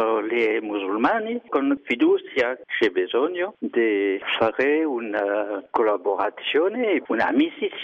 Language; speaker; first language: Italian; non-native, learner; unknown